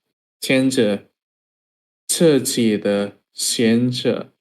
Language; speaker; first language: Chinese; non-native, learner; Indonesian